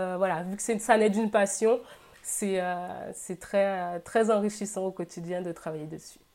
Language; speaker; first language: French; native; French